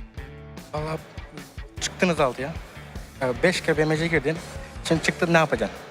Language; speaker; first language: Turkish; native; Turkish